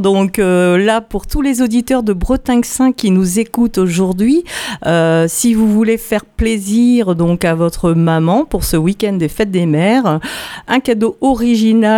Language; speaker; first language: French; native; French